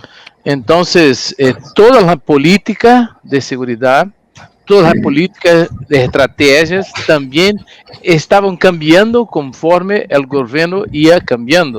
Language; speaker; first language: Spanish; non-native, learner; Portuguese